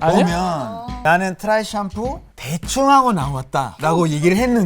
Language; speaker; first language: Korean; non-native, fluent; Spanish